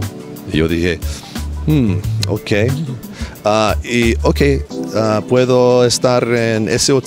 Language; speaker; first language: Spanish; non-native, learner; English